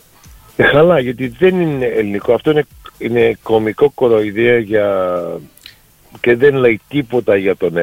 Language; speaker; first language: Greek; early bilingual, heritage; Greek